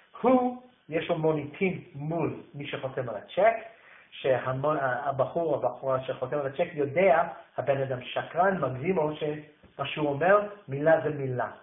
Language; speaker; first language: Hebrew; non-native, fluent; English